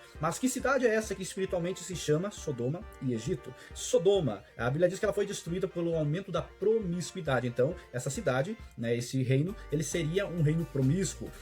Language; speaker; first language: Portuguese; native; Portuguese